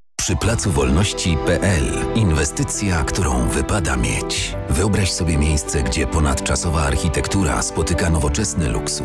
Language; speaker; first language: Polish; native; Polish